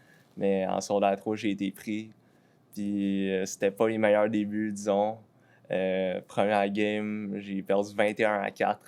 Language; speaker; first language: French; native; French